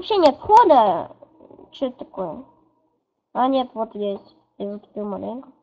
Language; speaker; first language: Russian; native; Russian